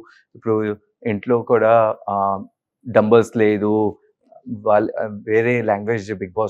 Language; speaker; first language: Telugu; non-native, learner; Hindi